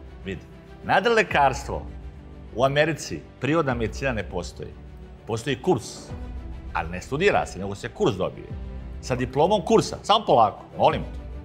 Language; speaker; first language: Serbian; native; Serbian